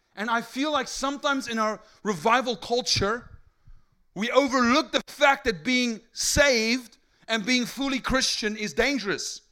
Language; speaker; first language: English; non-native, local second language; Afrikaans